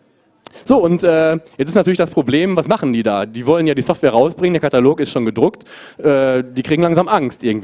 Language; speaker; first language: German; native; German